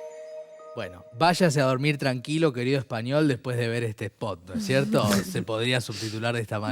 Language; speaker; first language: Spanish; native; Spanish